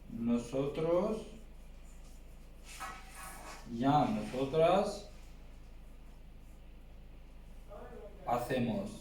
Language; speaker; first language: Spanish; non-native, learner; Urdu